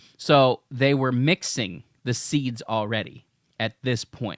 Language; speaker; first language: English; native; English